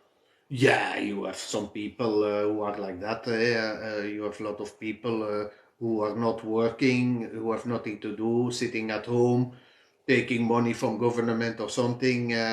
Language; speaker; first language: English; non-native, fluent; Dutch